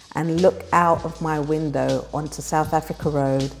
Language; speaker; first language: English; native; English